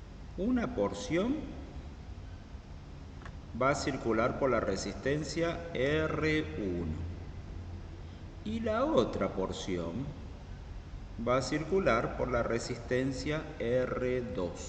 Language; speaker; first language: Spanish; native; Spanish